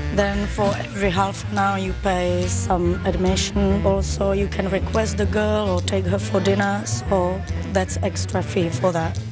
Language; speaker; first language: English; non-native, fluent; Czech